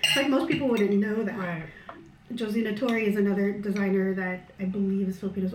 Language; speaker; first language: English; early bilingual, other home language; Filipino